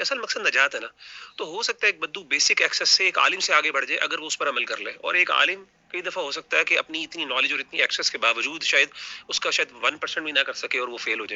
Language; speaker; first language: Urdu; native; Urdu